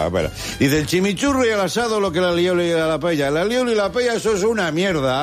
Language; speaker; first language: Spanish; native; Spanish